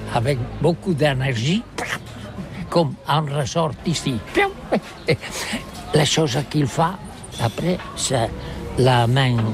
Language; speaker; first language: French; non-native, learner; Catalan